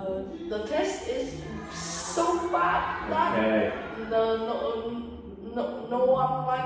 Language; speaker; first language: English; non-native, learner; Vietnamese